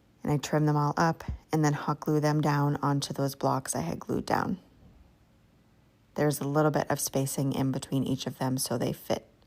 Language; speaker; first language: English; native; English